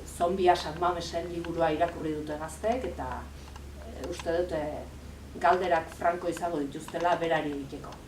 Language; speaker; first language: Basque; native; Basque